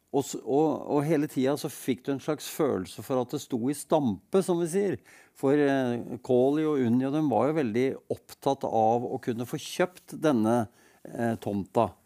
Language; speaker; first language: Norwegian; native; Norwegian